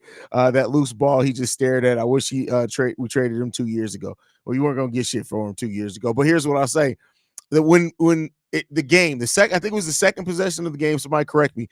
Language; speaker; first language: English; native; English